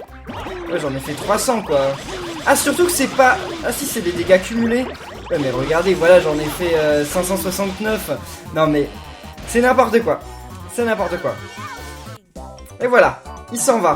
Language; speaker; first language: French; native; French